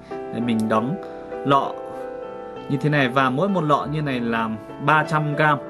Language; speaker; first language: Vietnamese; non-native, local second language; Iu Mien